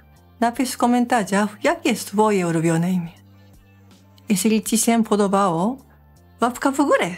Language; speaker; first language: Polish; non-native, fluent; Japanese